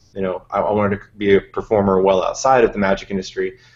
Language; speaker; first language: English; native; English